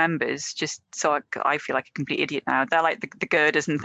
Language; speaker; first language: English; native; English